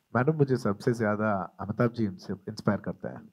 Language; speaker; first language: Hindi; non-native, local second language; Telugu